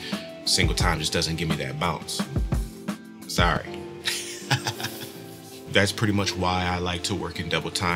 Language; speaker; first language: English; native; English